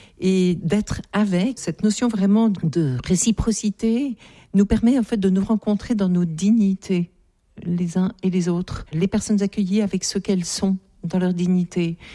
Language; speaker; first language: French; native; French